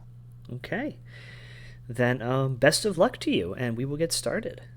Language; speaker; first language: English; native; English